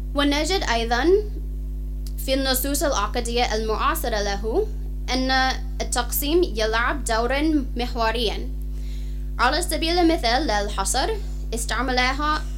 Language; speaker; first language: Arabic; non-native, fluent; English